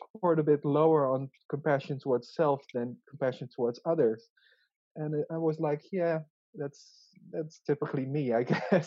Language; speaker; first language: English; non-native, local second language; Dutch